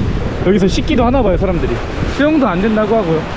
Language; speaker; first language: Korean; native; Korean